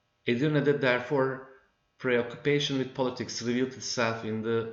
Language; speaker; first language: English; non-native, fluent; Turkish